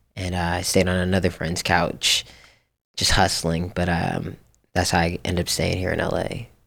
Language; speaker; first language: English; early bilingual, other home language; Japanese